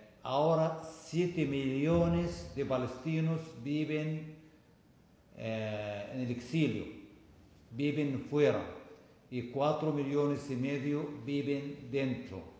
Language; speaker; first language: Spanish; non-native, fluent; Arabic